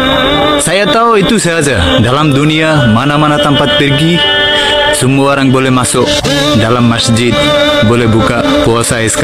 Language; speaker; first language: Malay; non-native, learner; Bangla